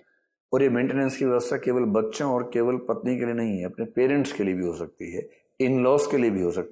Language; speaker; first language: Hindi; native; Hindi